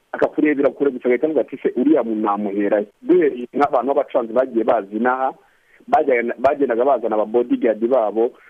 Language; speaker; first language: Kinyarwanda; native; Kinyarwanda